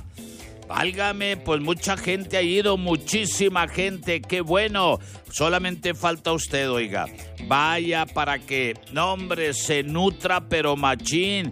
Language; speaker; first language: Spanish; native; Spanish